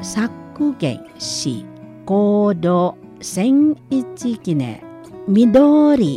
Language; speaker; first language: Japanese; non-native, fluent; Indonesian